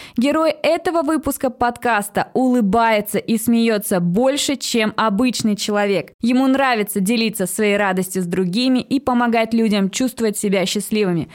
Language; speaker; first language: Russian; native; Russian